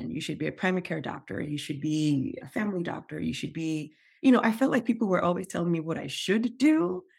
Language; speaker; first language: English; non-native, local second language; Yoruba